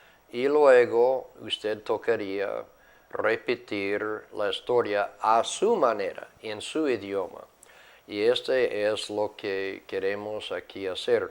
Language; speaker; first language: Spanish; non-native, fluent; English